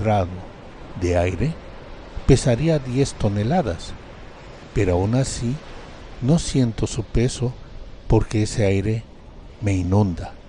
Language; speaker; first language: Spanish; native; Spanish